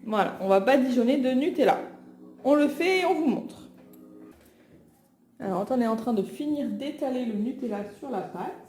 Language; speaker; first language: French; native; French